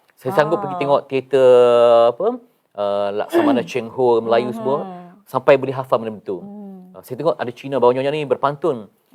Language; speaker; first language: Malay; native; Malay